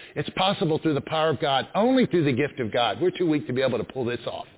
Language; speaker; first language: English; native; English